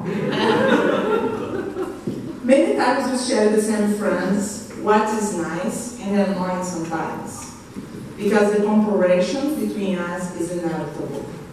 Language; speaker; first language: English; non-native, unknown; Portuguese